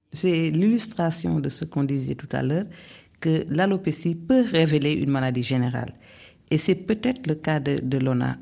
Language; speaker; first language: French; non-native, local second language; Wolof